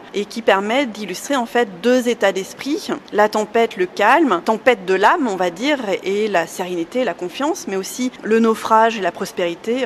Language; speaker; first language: French; native; French